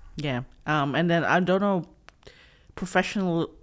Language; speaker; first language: English; non-native, local second language; Cebuano